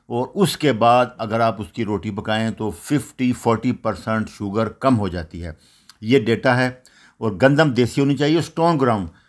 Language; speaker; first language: Urdu; non-native, local second language; Punjabi